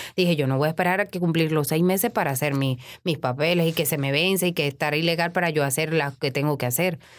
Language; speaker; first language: Spanish; native; Spanish